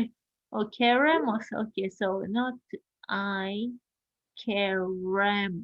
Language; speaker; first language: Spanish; non-native, learner; Japanese